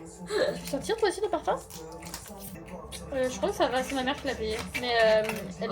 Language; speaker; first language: French; native; French